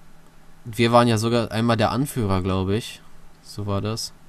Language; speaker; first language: German; native; German